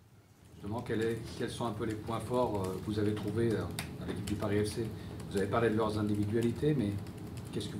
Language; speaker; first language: French; native; French